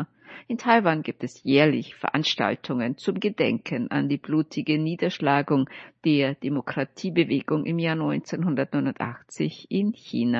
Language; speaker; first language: German; native; German